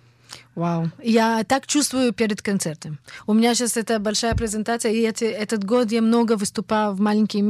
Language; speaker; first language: Russian; early bilingual, heritage; Hebrew